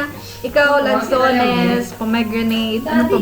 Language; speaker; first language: Filipino; native; Filipino